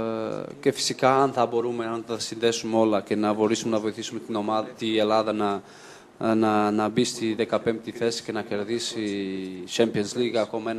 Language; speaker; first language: Greek; non-native, fluent; Portuguese